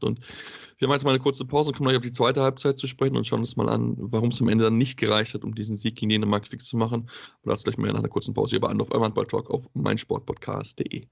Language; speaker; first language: German; native; German